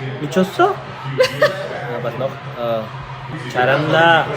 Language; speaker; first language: Korean; non-native, learner; German